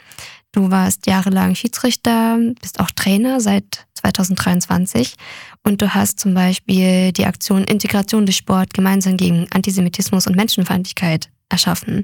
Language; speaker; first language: German; native; German